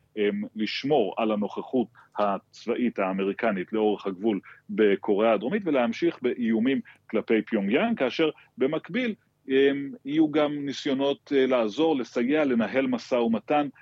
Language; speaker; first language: Hebrew; native; Hebrew